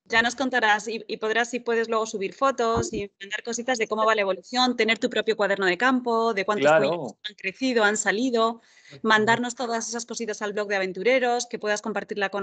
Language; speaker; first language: Spanish; native; Spanish